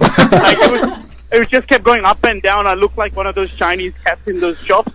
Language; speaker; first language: English; non-native, local second language; Sinhala